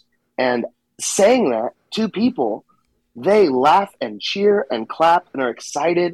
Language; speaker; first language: English; native; English